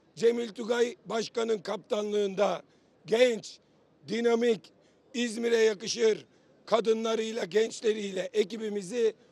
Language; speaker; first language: Turkish; native; Turkish